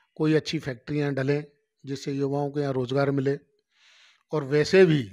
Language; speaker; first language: Hindi; native; Hindi